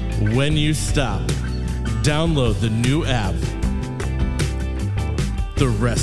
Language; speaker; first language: English; native; English